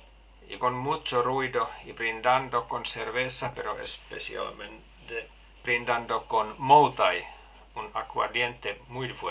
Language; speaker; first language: Spanish; non-native, fluent; Finnish